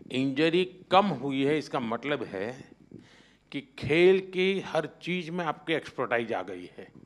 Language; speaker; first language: Hindi; non-native, local second language; Gujarati